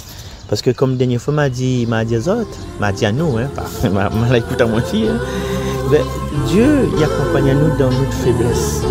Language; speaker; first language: French; non-native, local second language; Réunion Creole French